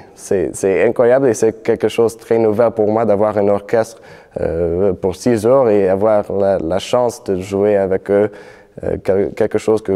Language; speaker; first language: French; non-native, fluent; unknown